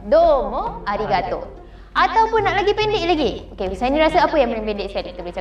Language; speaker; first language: Malay; native; Malay